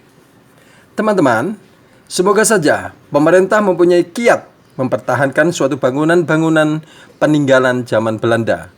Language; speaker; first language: Indonesian; native; Indonesian